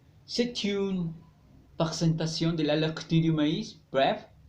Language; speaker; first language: French; non-native, learner; Spanish